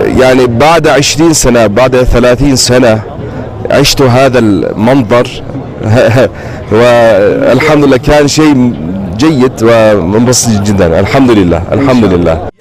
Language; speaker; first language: Arabic; non-native, fluent; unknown